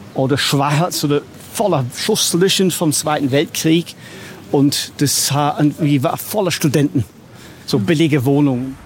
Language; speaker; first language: German; non-native, fluent; English